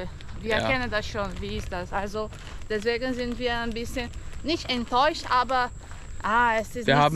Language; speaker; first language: German; non-native, learner; Portuguese